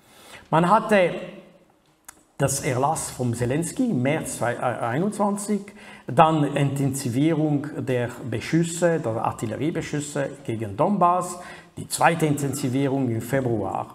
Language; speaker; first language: German; non-native, fluent; French